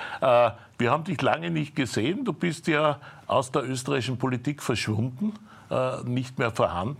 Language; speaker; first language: German; native; German